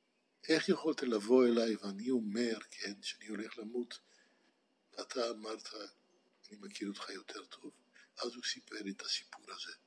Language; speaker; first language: Hebrew; non-native, fluent; Dutch